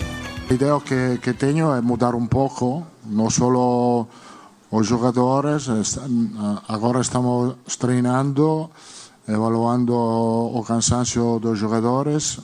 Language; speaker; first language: Portuguese; non-native, learner; Spanish